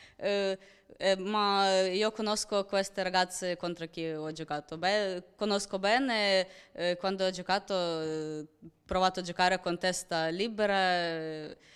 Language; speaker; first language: Italian; non-native, learner; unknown